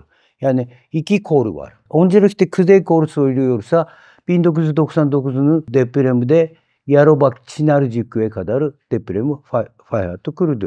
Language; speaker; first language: Turkish; non-native, fluent; Japanese